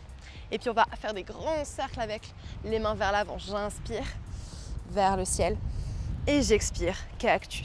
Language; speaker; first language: French; native; French